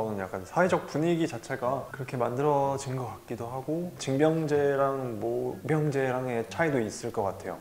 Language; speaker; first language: Korean; native; Korean